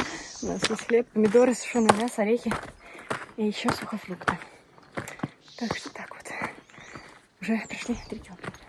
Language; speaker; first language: Russian; native; Russian